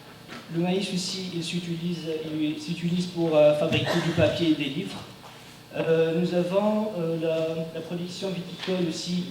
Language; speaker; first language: French; non-native, fluent; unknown